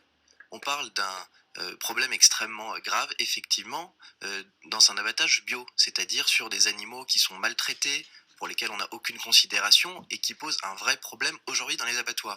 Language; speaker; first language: French; native; French